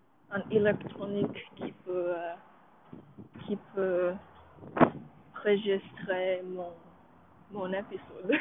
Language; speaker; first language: French; non-native, learner; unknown